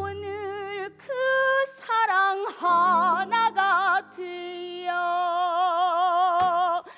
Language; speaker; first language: Korean; native; Korean